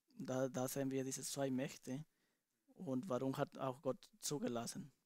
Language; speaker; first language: German; non-native, fluent; Spanish